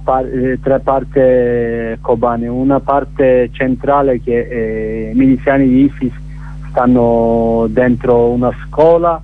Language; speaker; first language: Italian; non-native, learner; Kurdish